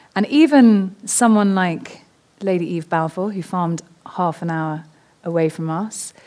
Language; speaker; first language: English; native; English